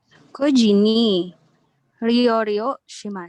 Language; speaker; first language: Japanese; non-native, learner; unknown